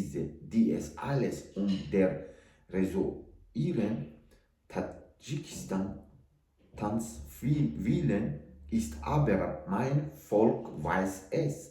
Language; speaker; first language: German; non-native, learner; Tajik